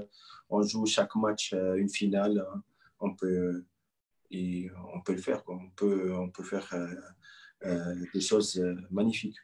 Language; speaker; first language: French; non-native, local second language; Arabic